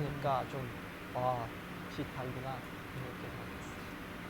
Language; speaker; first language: Korean; non-native, learner; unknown